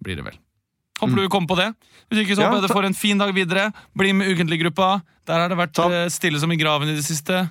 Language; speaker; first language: Norwegian; native; Norwegian